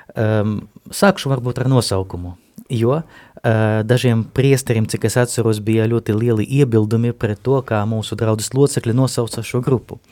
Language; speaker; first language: Latvian; non-native, local second language; Russian